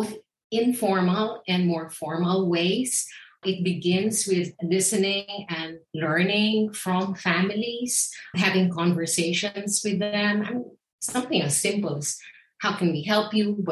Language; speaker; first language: English; non-native, local second language; Filipino